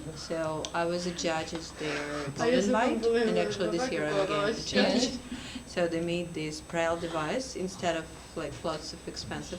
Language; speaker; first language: English; non-native, fluent; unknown